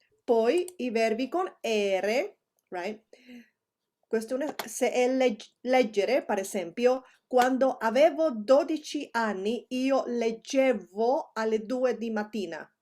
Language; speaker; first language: Italian; non-native, fluent; Spanish